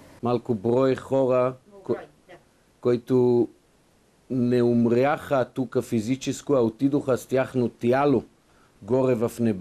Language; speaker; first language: Bulgarian; non-native, fluent; Hebrew